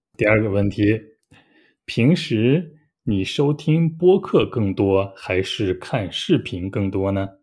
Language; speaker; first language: Chinese; native; Chinese